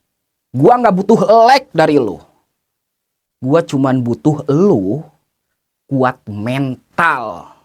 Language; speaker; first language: Indonesian; native; Indonesian